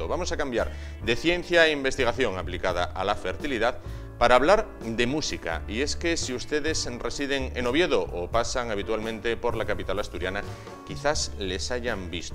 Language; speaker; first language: Spanish; native; Spanish